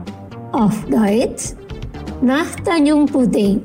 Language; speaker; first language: German; non-native, fluent; Indonesian